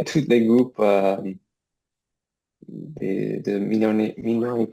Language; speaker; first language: French; non-native, learner; English